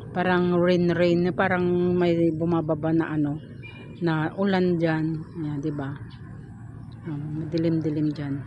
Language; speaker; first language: Filipino; non-native, local second language; Iloko